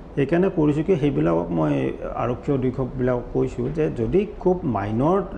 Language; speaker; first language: Assamese; native; Assamese